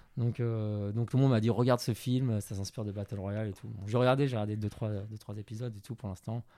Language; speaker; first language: French; early bilingual, other home language; Chinese